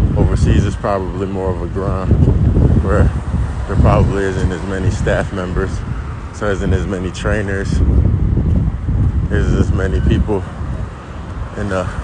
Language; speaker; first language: English; native; English